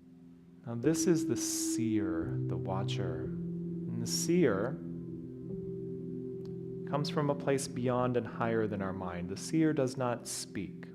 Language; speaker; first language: English; native; English